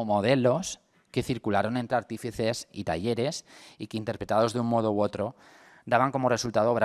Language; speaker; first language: Spanish; native; Spanish